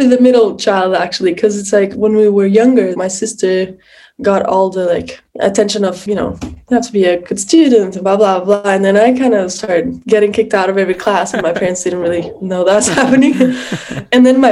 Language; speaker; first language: English; non-native, fluent; Portuguese